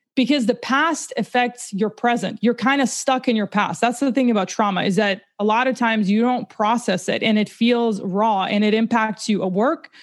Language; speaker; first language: English; early bilingual, other home language; Russian